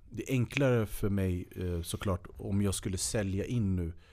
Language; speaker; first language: Swedish; native; Swedish